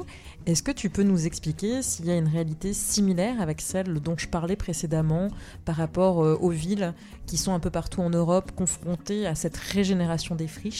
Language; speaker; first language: French; native; French